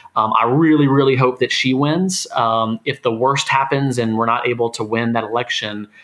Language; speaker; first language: English; native; English